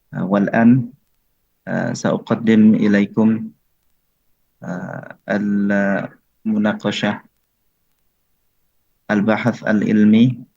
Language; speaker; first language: Arabic; non-native, fluent; Indonesian